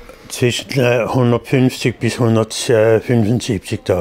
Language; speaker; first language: German; non-native, fluent; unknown